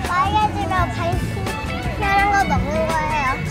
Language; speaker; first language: Korean; early bilingual, other home language; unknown